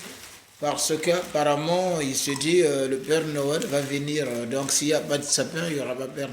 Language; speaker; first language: French; native; French